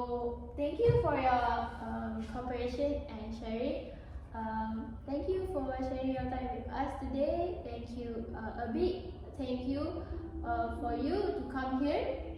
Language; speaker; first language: English; non-native, learner; Malay